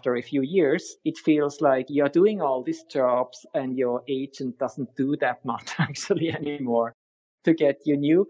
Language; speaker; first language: English; non-native, fluent; Swiss German